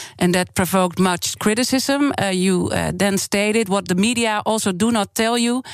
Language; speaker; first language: English; non-native, fluent; Dutch